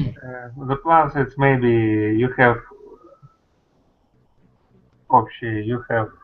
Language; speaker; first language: English; non-native, learner; Russian